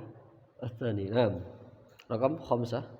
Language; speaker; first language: Arabic; non-native, fluent; Indonesian